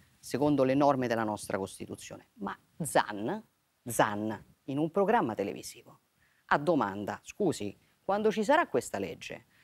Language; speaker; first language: Italian; native; Italian